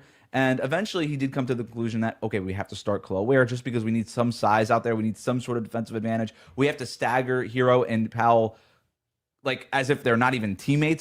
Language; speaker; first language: English; native; English